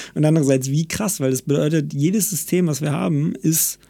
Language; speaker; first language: German; native; German